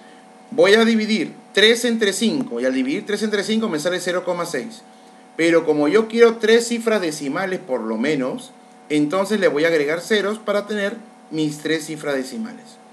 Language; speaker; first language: Spanish; native; Spanish